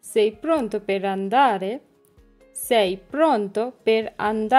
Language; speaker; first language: Italian; non-native, learner; Bangla